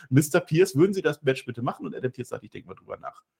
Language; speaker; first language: German; native; German